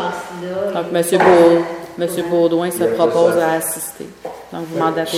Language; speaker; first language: French; native; French